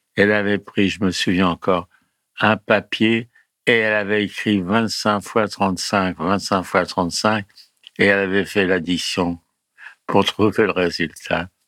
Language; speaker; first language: French; early bilingual, other home language; Italian